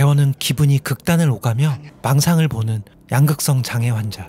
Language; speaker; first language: Korean; native; Korean